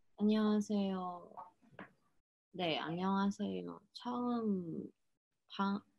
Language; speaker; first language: Korean; non-native, learner; Thai